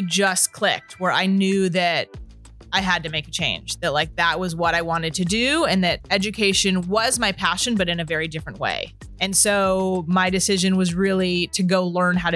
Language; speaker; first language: English; native; English